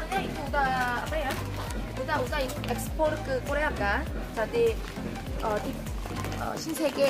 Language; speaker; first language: Indonesian; non-native, fluent; Korean